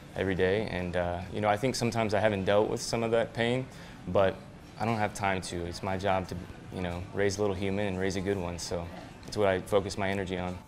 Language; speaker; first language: English; native; English